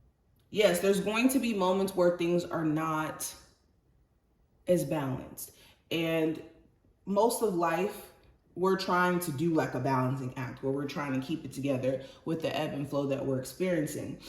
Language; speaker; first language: English; native; English